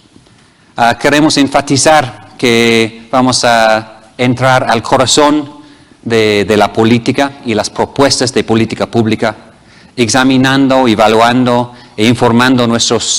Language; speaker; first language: Spanish; non-native, fluent; English